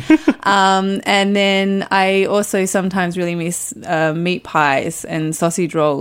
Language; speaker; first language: English; native; English